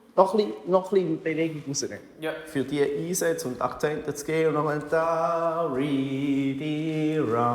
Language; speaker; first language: German; native; German